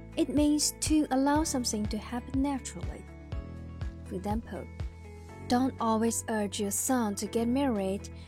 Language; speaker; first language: English; non-native, fluent; Chinese